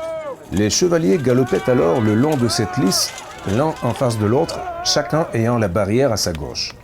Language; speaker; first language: French; native; French